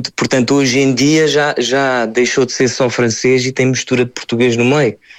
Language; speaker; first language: Portuguese; early bilingual, heritage; French